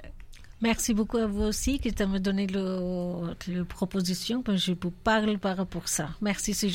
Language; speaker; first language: French; non-native, learner; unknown